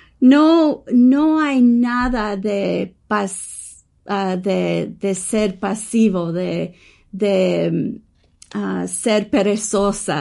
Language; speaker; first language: Spanish; early bilingual, heritage; English